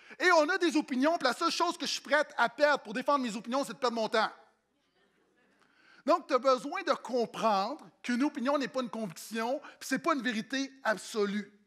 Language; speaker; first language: French; native; French